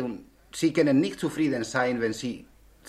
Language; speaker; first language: German; non-native, learner; Spanish